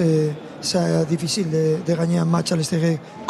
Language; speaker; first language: French; non-native, fluent; Spanish